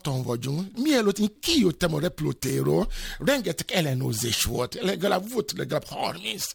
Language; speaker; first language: Hungarian; non-native, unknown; Yoruba